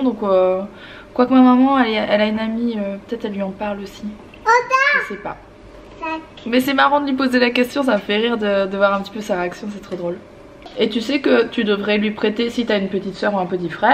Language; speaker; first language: French; native; French